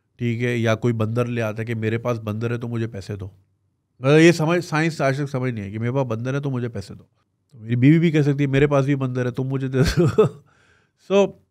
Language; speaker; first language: Urdu; native; Urdu